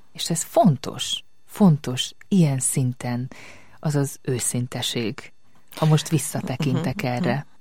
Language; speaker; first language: Hungarian; native; Hungarian